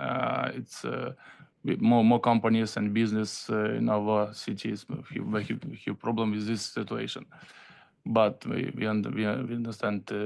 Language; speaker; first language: English; non-native, learner; Ukrainian